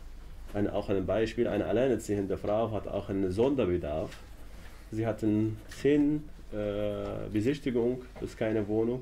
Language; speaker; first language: German; non-native, learner; Arabic